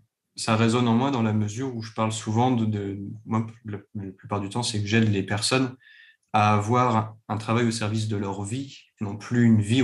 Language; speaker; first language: French; native; French